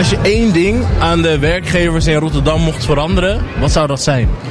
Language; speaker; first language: Dutch; native; Dutch